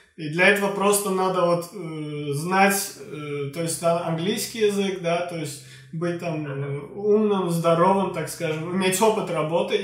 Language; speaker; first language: Russian; non-native, local second language; Azerbaijani